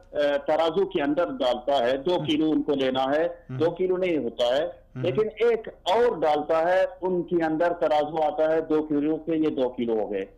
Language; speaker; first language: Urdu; non-native, learner; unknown